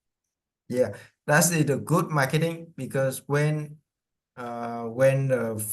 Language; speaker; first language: English; non-native, learner; Vietnamese